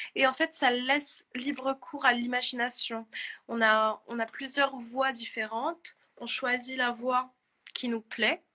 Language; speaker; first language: French; non-native, local second language; Arabic